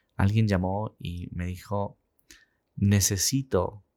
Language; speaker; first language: Spanish; native; Spanish